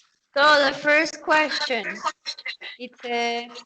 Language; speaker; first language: English; non-native, fluent; Spanish